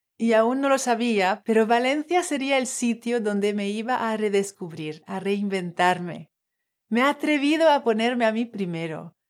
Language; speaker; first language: Spanish; non-native, fluent; French